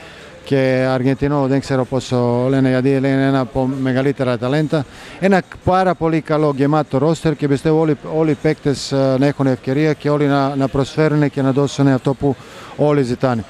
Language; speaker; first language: Greek; non-native, fluent; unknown